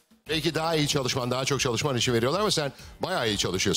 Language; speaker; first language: Turkish; native; Turkish